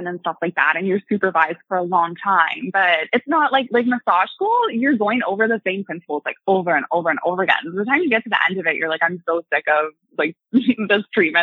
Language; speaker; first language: English; native; English